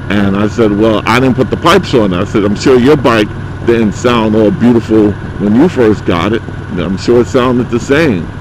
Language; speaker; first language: English; native; English